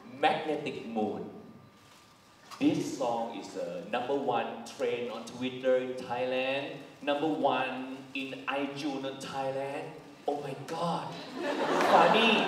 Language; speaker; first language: English; non-native, learner; Thai